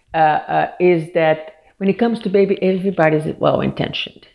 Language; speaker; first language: English; non-native, fluent; Portuguese